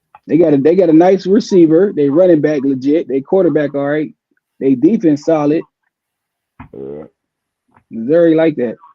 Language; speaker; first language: English; native; English